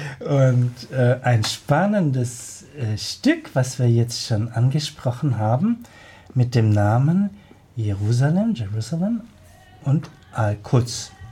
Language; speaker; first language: German; native; German